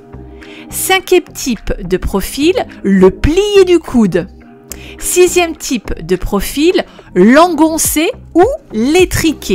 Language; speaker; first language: French; native; French